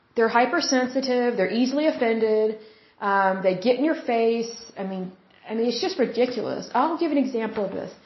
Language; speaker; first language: English; native; English